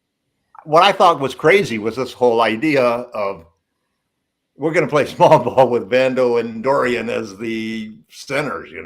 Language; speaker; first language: English; native; English